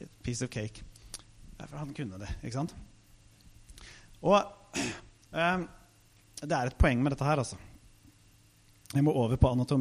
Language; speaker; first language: Norwegian; native; Norwegian